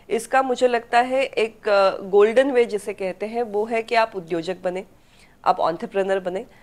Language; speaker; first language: Hindi; non-native, local second language; Marathi